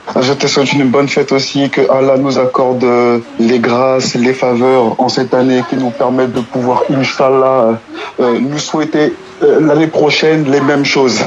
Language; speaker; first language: French; non-native, local second language; Wolof